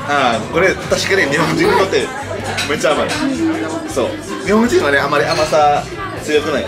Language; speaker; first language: Japanese; non-native, fluent; Indonesian